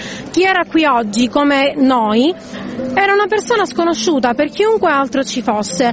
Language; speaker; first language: Italian; native; Italian